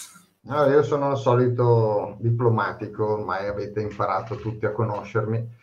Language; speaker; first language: Italian; native; Italian